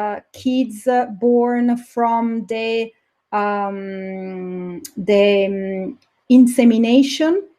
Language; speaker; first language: English; non-native, fluent; Italian